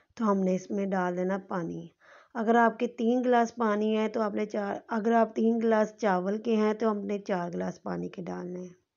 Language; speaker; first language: Urdu; non-native, local second language; Punjabi